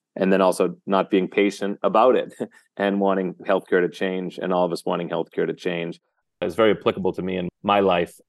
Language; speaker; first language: English; native; English